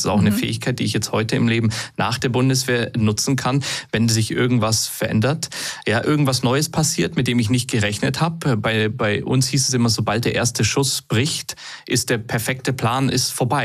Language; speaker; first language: German; native; German